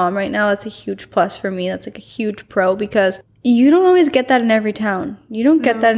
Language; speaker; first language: English; native; English